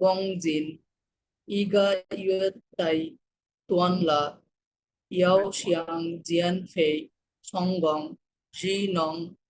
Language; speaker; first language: Chinese; non-native, learner; Bangla